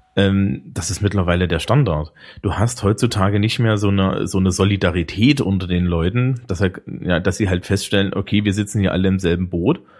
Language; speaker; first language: German; native; German